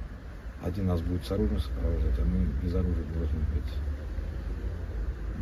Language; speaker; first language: Russian; native; Russian